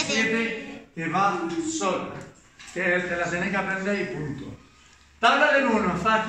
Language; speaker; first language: Spanish; native; Spanish